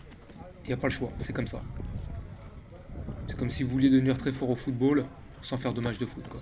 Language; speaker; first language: French; native; French